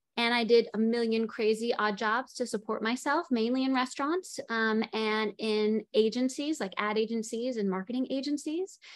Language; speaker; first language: English; native; English